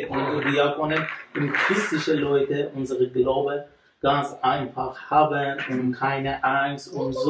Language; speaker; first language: German; non-native, learner; Persian